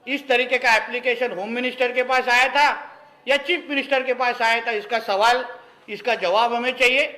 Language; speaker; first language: Hindi; non-native, local second language; Marathi